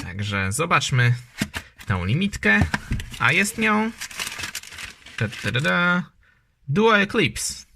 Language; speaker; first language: Polish; native; Polish